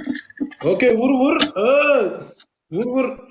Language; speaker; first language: Russian; non-native, learner; Turkmen